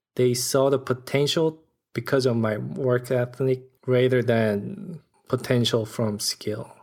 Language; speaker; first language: English; non-native, fluent; Korean